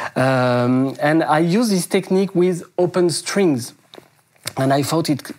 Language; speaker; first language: English; non-native, fluent; French